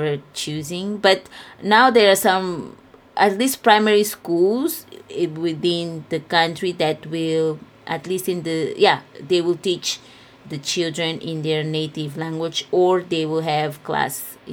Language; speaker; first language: English; non-native, fluent; Portuguese